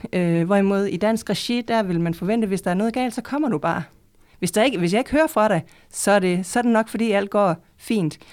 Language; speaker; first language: Danish; native; Danish